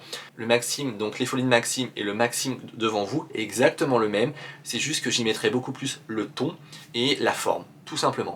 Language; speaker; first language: French; native; French